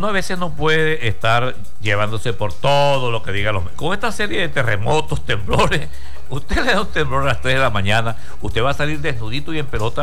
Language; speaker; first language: Spanish; native; Spanish